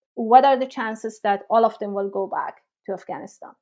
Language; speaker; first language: English; non-native, fluent; Persian